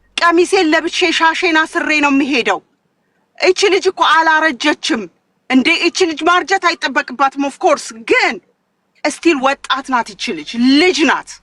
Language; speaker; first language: Amharic; native; Amharic